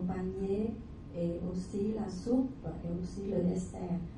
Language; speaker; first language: French; non-native, learner; Vietnamese